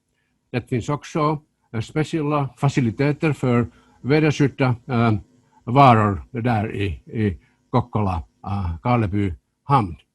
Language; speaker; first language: Swedish; non-native, local second language; Finnish